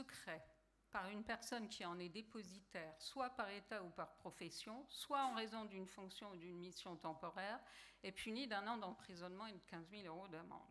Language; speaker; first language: French; native; French